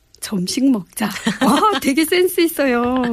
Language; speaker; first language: Korean; native; Korean